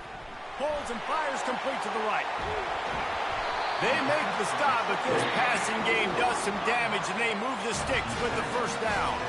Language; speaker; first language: English; native; English